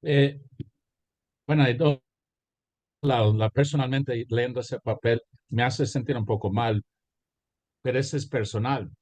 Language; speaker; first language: Spanish; early bilingual, heritage; Spanish